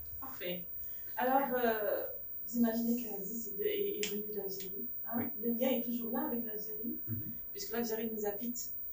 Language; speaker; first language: French; non-native, local second language; Kabyle